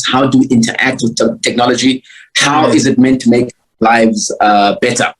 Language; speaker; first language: English; non-native, local second language; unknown